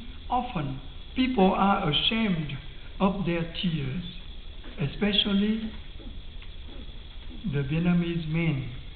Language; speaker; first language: English; non-native, fluent; Vietnamese